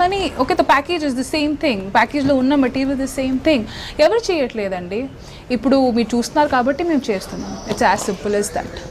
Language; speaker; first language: Telugu; non-native, local second language; Hindi